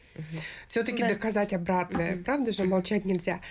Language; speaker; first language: Russian; native; Russian